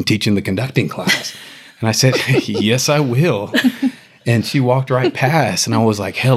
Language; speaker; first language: English; native; English